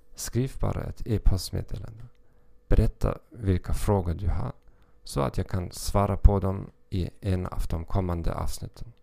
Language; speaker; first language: Swedish; non-native, learner; German